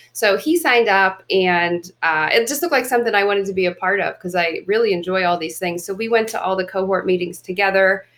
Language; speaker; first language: English; native; English